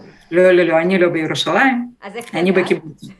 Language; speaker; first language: Hebrew; non-native, learner; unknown